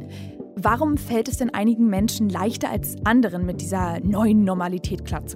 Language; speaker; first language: German; native; German